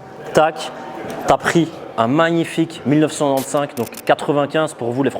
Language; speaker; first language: French; native; French